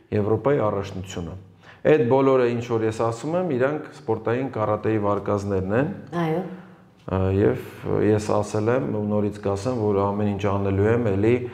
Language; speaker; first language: Armenian; native; Armenian